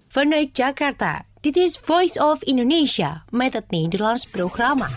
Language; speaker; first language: Dutch; non-native, fluent; Indonesian